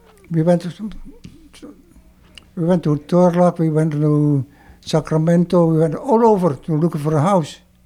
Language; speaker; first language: English; non-native, fluent; Dutch